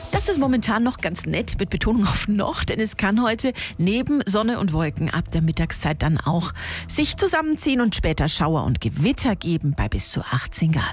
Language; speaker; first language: German; native; German